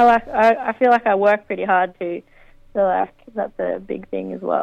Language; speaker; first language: English; native; English